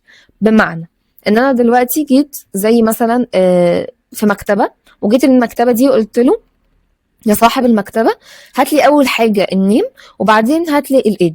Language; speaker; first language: Arabic; native; Arabic